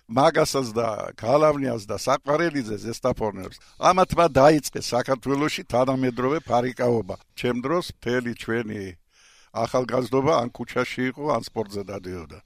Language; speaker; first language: Georgian; non-native, local second language; Russian